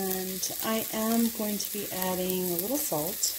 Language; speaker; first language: English; native; English